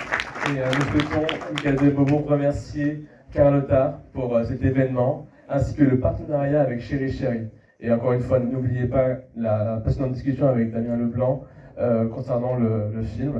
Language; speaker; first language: French; native; French